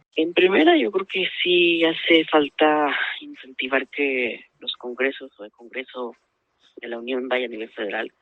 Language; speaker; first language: Spanish; native; Spanish